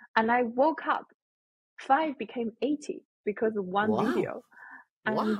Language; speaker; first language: English; non-native, fluent; Chinese